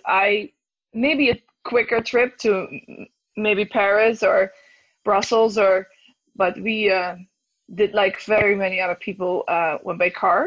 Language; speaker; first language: English; non-native, fluent; Dutch